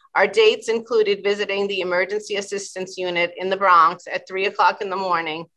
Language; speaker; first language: English; native; English